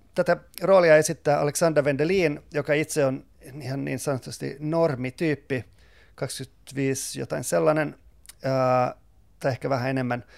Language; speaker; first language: Finnish; non-native, local second language; Swedish